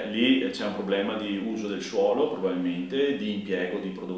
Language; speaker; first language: Italian; native; Italian